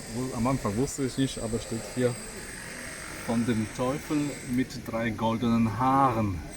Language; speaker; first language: German; non-native, fluent; Polish